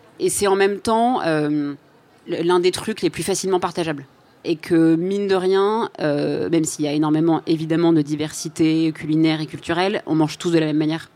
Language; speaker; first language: French; native; French